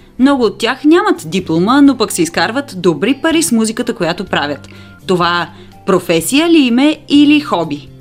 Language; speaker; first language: Bulgarian; native; Bulgarian